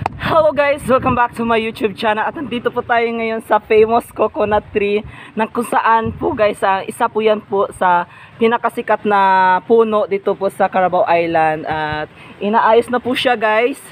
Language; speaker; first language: Filipino; non-native, local second language; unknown